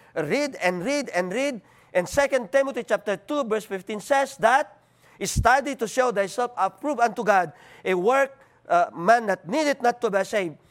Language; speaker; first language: English; non-native, local second language; Filipino